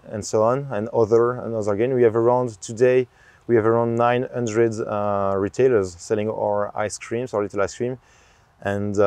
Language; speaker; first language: English; non-native, fluent; French